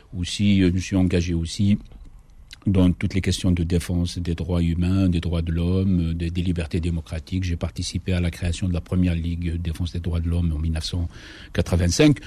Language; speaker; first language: French; non-native, local second language; Kabyle